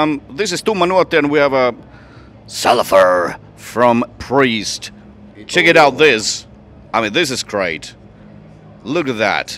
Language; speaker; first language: English; non-native, fluent; Finnish